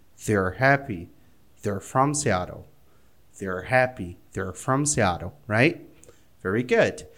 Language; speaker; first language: English; non-native, fluent; Portuguese